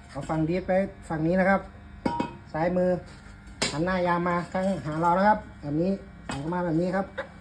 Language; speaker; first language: Thai; native; Thai